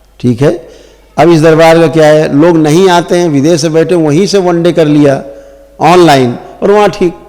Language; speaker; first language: Hindi; native; Hindi